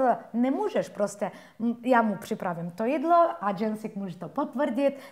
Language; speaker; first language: Czech; non-native, fluent; Bulgarian